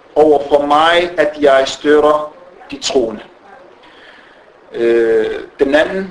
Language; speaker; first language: Danish; non-native, fluent; Arabic